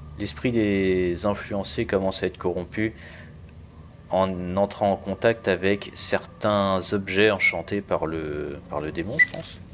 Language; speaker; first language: French; native; French